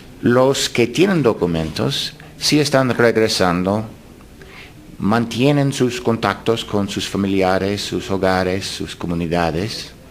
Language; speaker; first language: Spanish; non-native, fluent; English